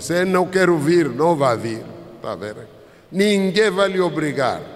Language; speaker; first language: Portuguese; non-native, fluent; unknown